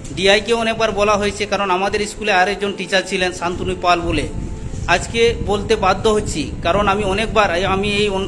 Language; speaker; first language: Bangla; non-native, local second language; Santali